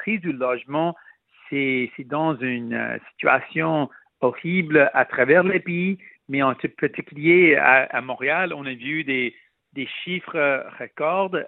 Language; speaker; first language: French; non-native, local second language; Punjabi